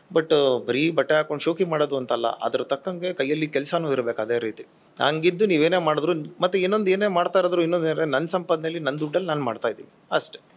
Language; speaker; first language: Kannada; native; Kannada